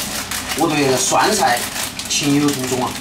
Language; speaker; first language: Chinese; native; Chinese